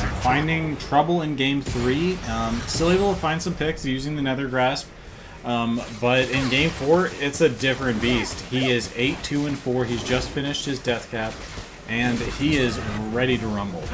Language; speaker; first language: English; native; English